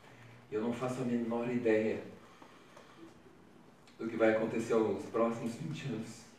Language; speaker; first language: Portuguese; native; Portuguese